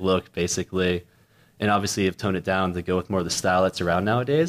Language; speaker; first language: English; native; English